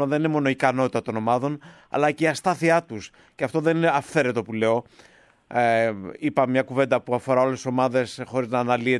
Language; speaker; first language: Greek; native; Greek